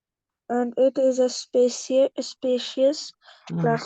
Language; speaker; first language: English; non-native, local second language; Urdu